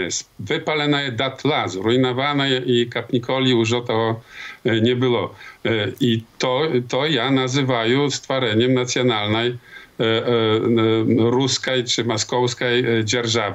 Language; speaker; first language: Polish; non-native, local second language; Belarusian